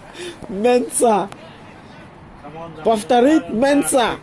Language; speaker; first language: Russian; non-native, learner; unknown